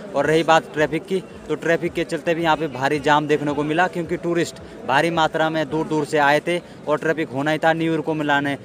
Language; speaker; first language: Hindi; native; Hindi